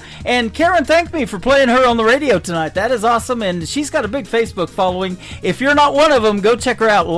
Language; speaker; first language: English; native; English